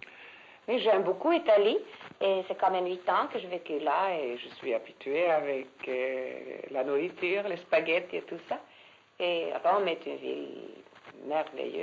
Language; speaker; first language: French; non-native, fluent; Swedish